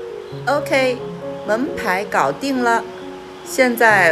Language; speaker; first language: Chinese; non-native, local second language; Yao